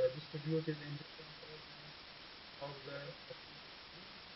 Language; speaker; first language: English; non-native, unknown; Arabic